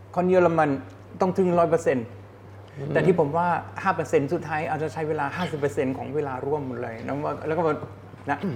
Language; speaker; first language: Thai; non-native, fluent; German